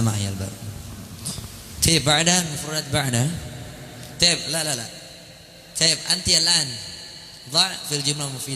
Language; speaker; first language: Arabic; non-native, fluent; Indonesian